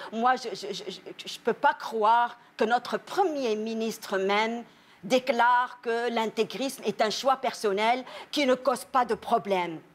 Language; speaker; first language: French; non-native, local second language; Arabic